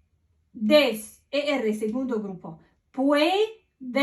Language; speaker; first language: Spanish; non-native, fluent; Arabic